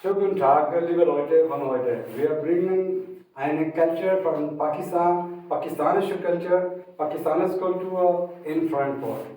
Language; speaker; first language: German; non-native, learner; Urdu